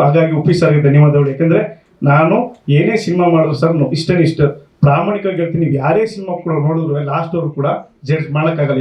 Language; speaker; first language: Kannada; native; Kannada